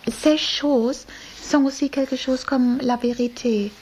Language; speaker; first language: French; non-native, learner; German